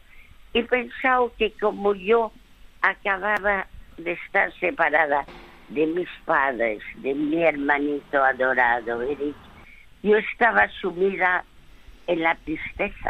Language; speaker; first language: Spanish; early bilingual, other home language; French